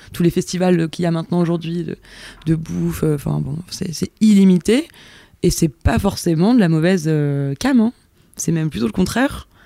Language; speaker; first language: French; native; French